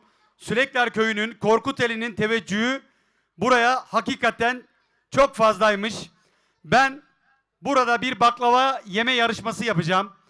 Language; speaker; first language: Turkish; native; Turkish